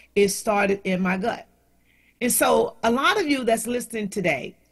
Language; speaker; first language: English; native; English